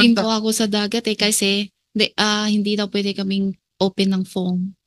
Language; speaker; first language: Filipino; non-native, learner; Chinese